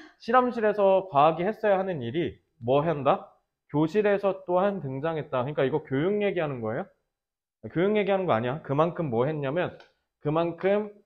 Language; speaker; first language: Korean; native; Korean